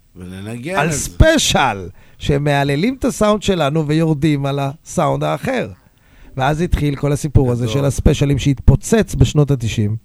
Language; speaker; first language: Hebrew; native; Hebrew